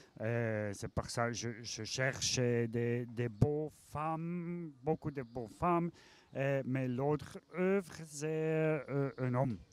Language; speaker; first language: French; non-native, learner; German